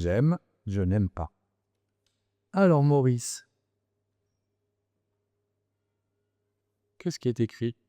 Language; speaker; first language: French; native; French